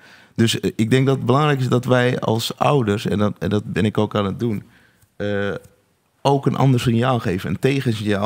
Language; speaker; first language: Dutch; native; Dutch